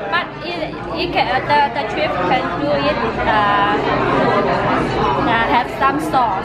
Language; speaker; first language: English; non-native, local second language; Vietnamese